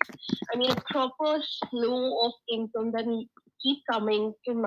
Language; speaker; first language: English; non-native, local second language; Hindi